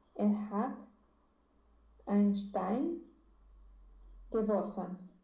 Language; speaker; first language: German; non-native, learner; Romanian